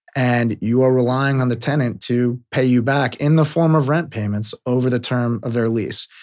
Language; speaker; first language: English; native; English